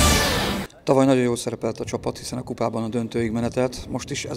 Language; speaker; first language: Hungarian; native; Hungarian